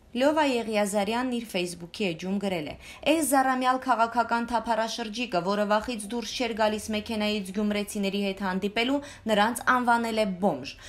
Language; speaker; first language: Armenian; native; Armenian